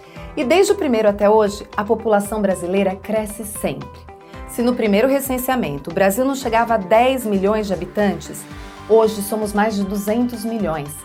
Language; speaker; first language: Portuguese; native; Portuguese